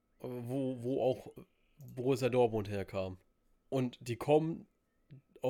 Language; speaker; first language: German; native; German